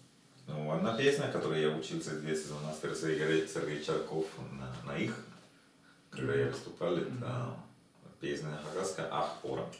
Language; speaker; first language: Russian; non-native, learner; Spanish